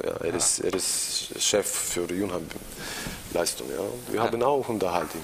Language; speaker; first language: German; non-native, learner; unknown